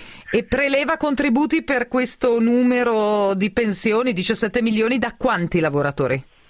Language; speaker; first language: Italian; native; Italian